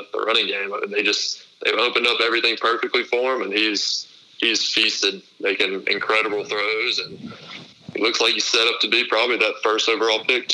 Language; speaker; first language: English; native; English